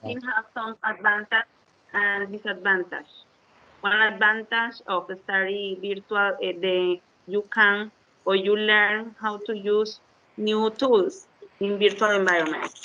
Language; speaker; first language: English; non-native, learner; Spanish